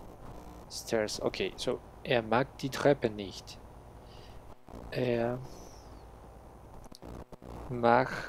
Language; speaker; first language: German; non-native, learner; Spanish